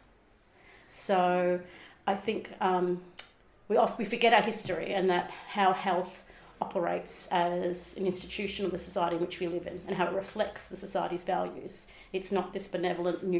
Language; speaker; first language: English; native; English